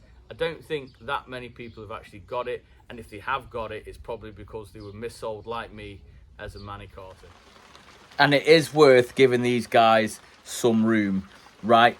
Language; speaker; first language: English; native; English